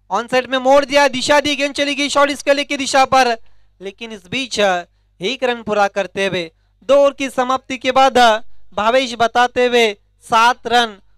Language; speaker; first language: Hindi; non-native, local second language; Marathi